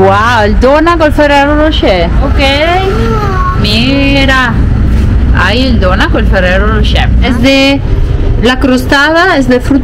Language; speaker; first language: Spanish; non-native, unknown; Italian